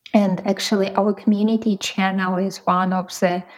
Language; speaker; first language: English; non-native, fluent; Ukrainian